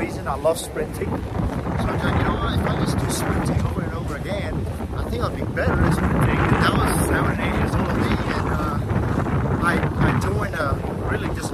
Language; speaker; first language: English; non-native, fluent; Indonesian